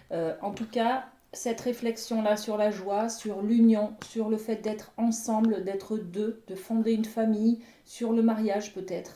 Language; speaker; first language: French; native; French